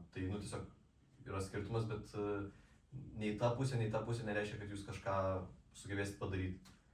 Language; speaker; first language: Lithuanian; native; Lithuanian